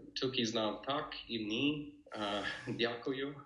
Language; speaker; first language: Ukrainian; non-native, fluent; English